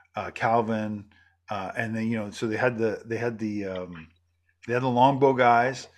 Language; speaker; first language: English; native; English